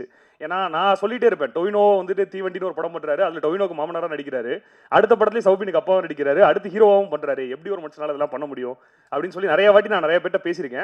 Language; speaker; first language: Tamil; native; Tamil